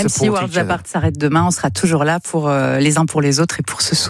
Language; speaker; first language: French; native; French